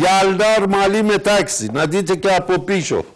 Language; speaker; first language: Greek; non-native, learner; Persian